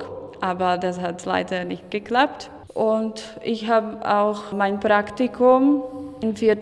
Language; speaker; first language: German; non-native, fluent; Slovak